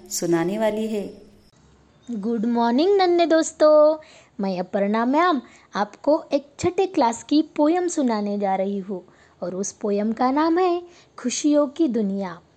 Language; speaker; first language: Hindi; non-native, local second language; Marathi